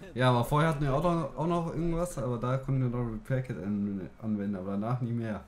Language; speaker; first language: German; native; German